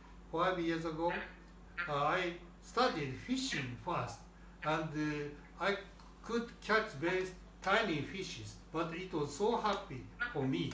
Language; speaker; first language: English; non-native, learner; Japanese